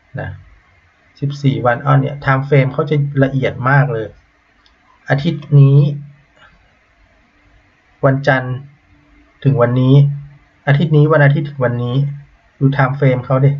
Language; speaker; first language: Thai; native; Thai